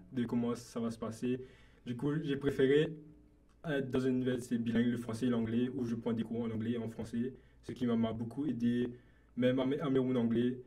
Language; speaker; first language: French; non-native, local second language; Morisyen